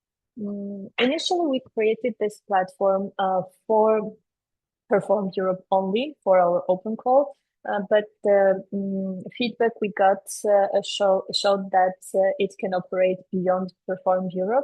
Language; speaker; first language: English; non-native, fluent; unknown